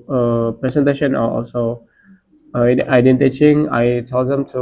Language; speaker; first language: English; non-native, learner; Indonesian